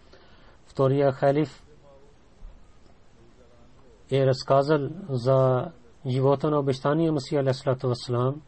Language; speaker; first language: Bulgarian; non-native, learner; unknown